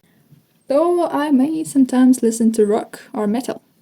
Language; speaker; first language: English; non-native, fluent; Ukrainian